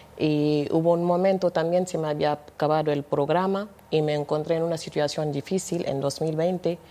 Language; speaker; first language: Spanish; non-native, fluent; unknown